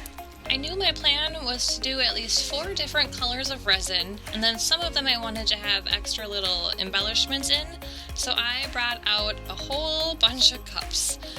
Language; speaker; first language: English; native; English